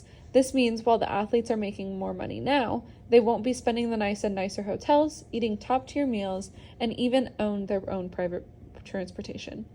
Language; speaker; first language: English; native; English